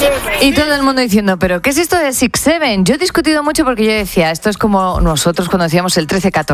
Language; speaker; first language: Spanish; native; Spanish